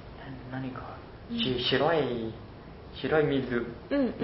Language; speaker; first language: Japanese; non-native, learner; Khmer